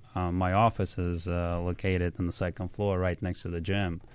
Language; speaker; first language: English; early bilingual, other home language; Russian